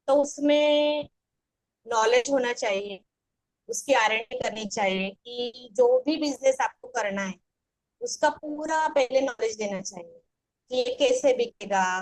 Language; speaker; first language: Hindi; non-native, local second language; Marathi